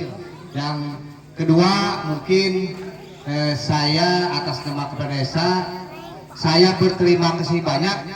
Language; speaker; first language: Indonesian; non-native, local second language; Sundanese